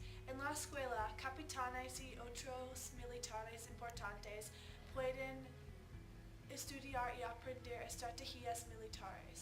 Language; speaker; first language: Spanish; non-native, learner; English